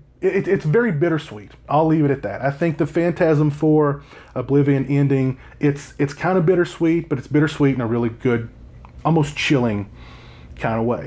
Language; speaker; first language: English; native; English